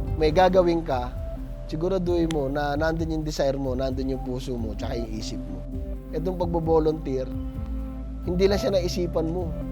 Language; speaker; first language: Filipino; native; Filipino